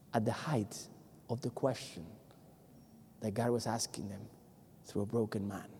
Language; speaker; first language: English; non-native, fluent; Spanish